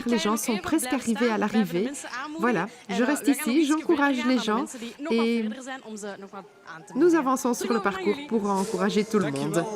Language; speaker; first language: French; native; French